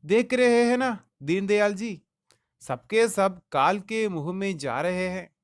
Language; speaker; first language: Hindi; non-native, local second language; Malayalam